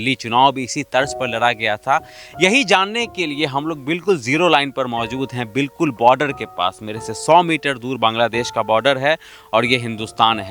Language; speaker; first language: Hindi; native; Hindi